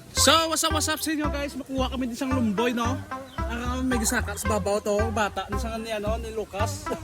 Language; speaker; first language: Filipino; non-native, local second language; Hiligaynon